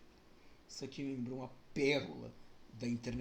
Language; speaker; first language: Portuguese; native; Portuguese